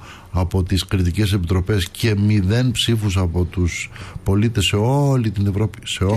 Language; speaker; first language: Greek; native; Greek